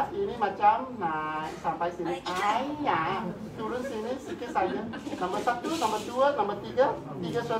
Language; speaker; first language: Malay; non-native, local second language; Cantonese